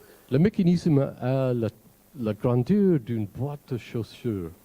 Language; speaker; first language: French; non-native, fluent; English